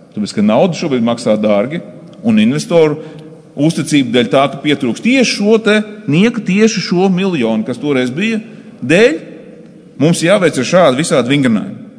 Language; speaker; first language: Latvian; native; Latvian